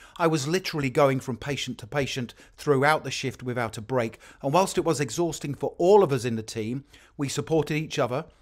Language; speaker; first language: English; native; English